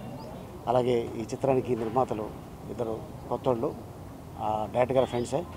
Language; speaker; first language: Telugu; native; Telugu